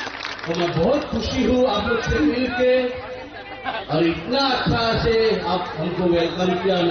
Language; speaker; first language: Hindi; non-native, local second language; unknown